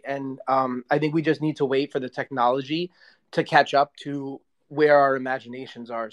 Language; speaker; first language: English; native; English